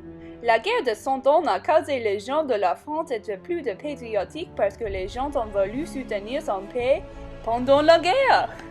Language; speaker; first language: French; non-native, learner; English